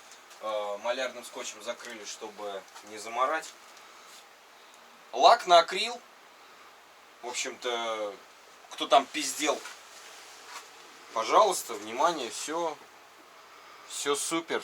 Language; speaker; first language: Russian; native; Russian